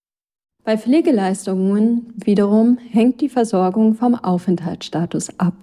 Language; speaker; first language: German; native; German